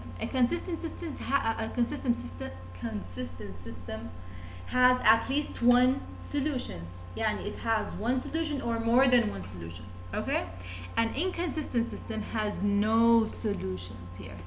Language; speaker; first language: English; non-native, fluent; Arabic